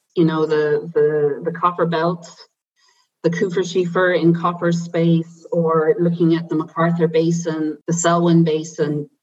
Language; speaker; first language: English; native; English